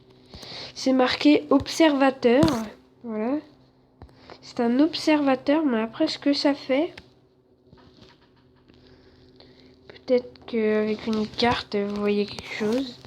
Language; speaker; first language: French; native; French